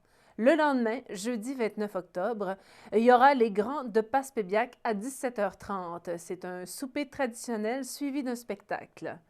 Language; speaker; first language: French; native; French